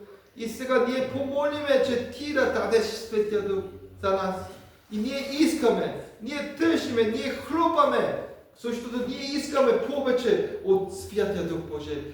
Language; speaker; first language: Bulgarian; non-native, learner; Korean